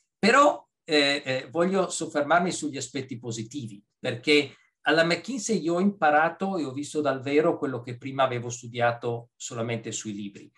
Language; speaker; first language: Italian; native; Italian